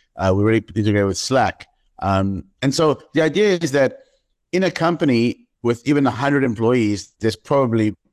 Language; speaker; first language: English; native; English